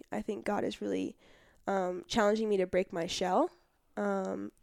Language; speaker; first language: English; native; English